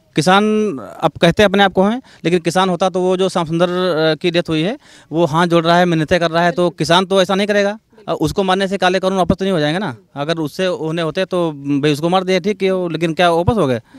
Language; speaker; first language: Hindi; native; Hindi